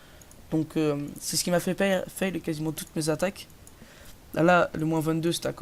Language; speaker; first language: French; native; French